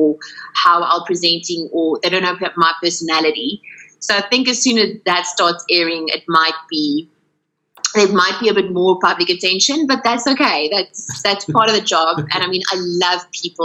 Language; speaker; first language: English; non-native, local second language; Afrikaans